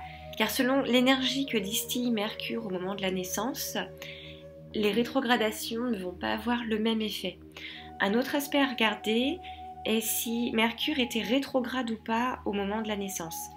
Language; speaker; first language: French; native; French